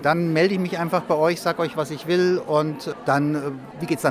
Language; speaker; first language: German; native; German